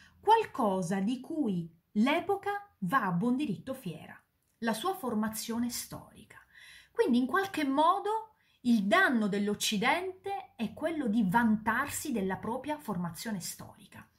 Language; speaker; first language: Italian; native; Italian